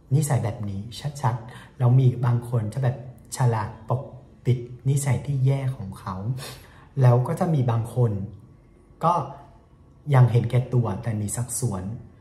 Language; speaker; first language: Thai; non-native, fluent; Vietnamese